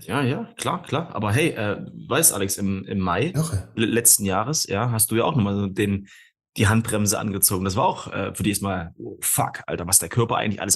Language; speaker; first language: German; native; German